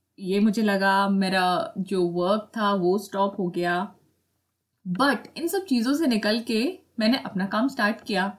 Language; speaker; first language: Hindi; native; Hindi